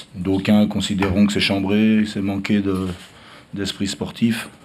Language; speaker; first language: French; native; French